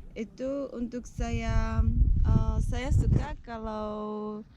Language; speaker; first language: Indonesian; non-native, learner; Czech